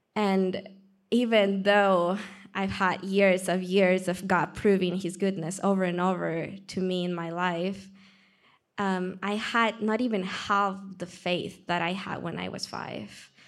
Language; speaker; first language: English; non-native, fluent; Spanish